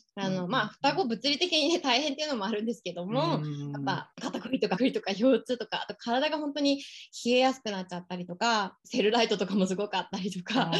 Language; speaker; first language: Japanese; early bilingual, other home language; English